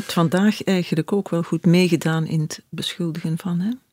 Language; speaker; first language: Dutch; native; Dutch